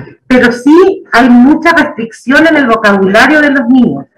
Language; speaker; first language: Spanish; native; Spanish